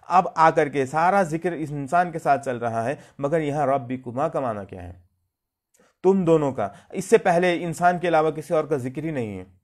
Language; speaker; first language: Hindi; native; Hindi